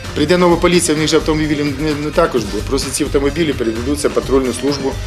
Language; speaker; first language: Ukrainian; native; Ukrainian